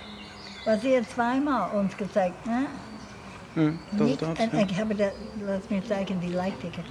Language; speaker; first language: German; non-native, learner; English